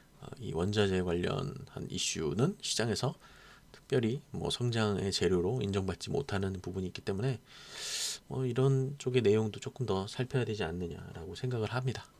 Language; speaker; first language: Korean; native; Korean